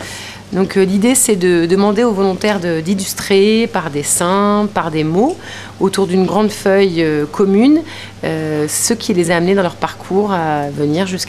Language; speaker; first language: French; native; French